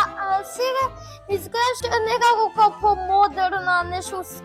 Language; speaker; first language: Macedonian; early bilingual, heritage; Macedonian